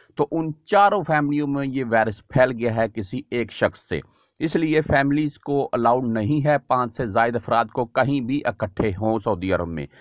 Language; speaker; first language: Urdu; native; Urdu